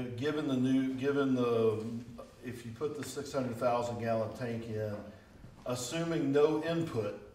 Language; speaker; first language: English; native; English